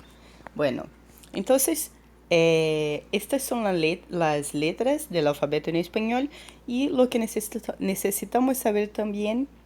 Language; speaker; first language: Spanish; non-native, fluent; Portuguese